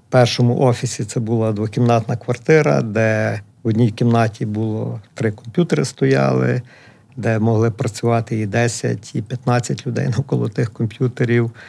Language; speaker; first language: Ukrainian; native; Ukrainian